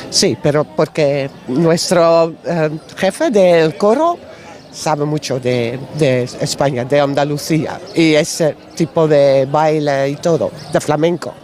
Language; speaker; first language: Spanish; non-native, learner; Dutch